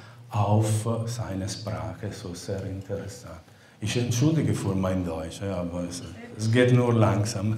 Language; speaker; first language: German; non-native, fluent; Italian